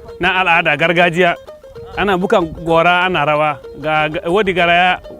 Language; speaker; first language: Hausa; non-native, local second language; Fula